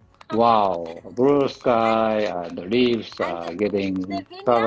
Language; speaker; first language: English; non-native, learner; Japanese